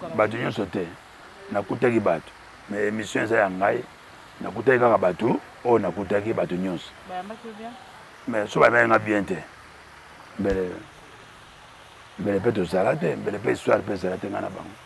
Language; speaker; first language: Lingala; native; Lingala